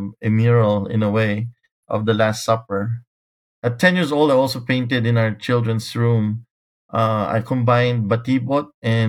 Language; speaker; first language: English; non-native, local second language; Filipino